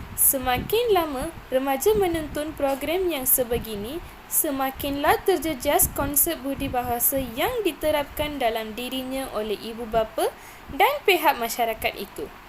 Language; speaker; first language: Malay; non-native, local second language; Tamil